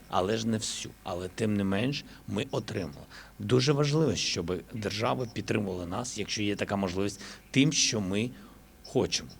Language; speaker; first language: Ukrainian; native; Ukrainian